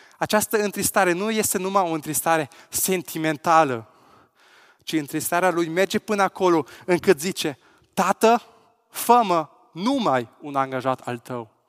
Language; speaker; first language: Romanian; non-native, local second language; Hungarian